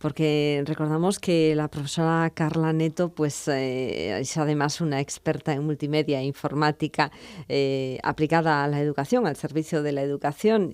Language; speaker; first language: Spanish; native; Spanish